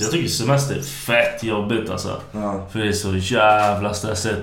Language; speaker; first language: Swedish; native; Swedish